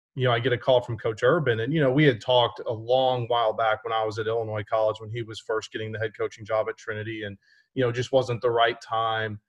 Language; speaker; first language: English; native; English